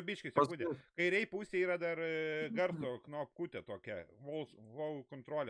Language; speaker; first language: Lithuanian; native; Lithuanian